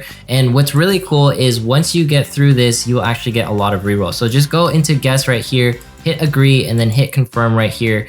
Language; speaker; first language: English; native; English